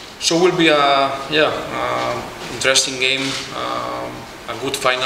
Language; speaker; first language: English; non-native, fluent; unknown